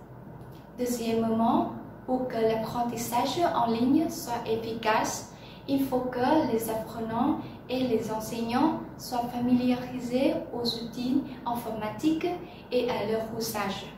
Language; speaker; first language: French; non-native, learner; Vietnamese